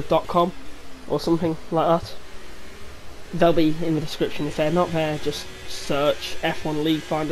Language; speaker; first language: English; native; English